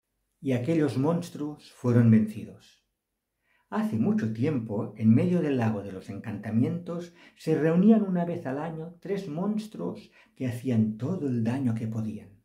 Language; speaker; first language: Spanish; non-native, local second language; Catalan